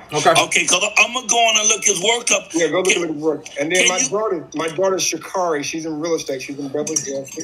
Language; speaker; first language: English; native; English